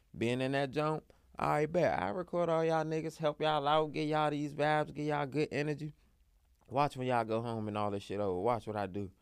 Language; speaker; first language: English; native; English